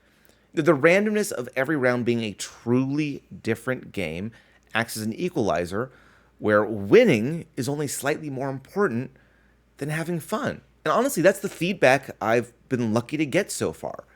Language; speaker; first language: English; native; English